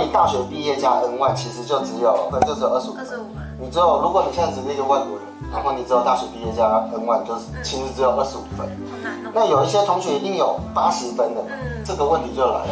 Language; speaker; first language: Chinese; native; Chinese